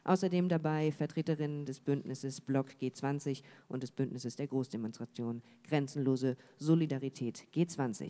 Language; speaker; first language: German; native; German